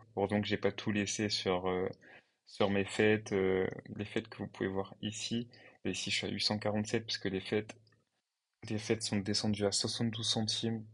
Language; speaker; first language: French; native; French